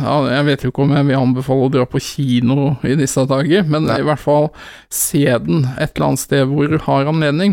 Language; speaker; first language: Norwegian; native; Norwegian